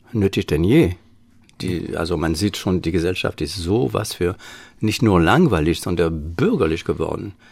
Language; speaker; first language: German; non-native, fluent; French